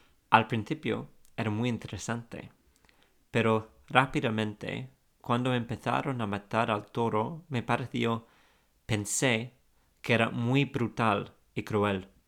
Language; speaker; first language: Spanish; non-native, fluent; English